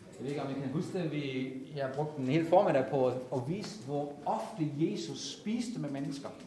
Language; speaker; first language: Danish; native; Danish